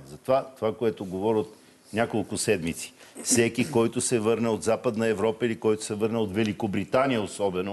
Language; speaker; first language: Bulgarian; native; Bulgarian